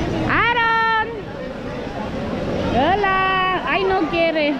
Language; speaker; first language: Spanish; non-native, learner; Filipino